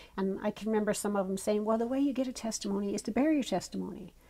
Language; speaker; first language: English; native; English